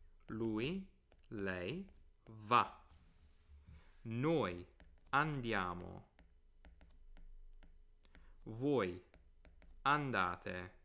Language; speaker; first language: Italian; non-native, fluent; English